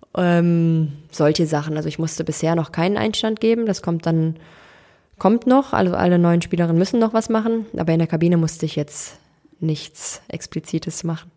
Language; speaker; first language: German; early bilingual, other home language; Turkish